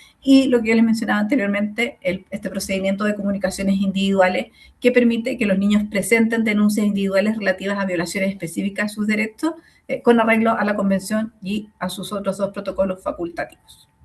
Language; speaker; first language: Spanish; native; Spanish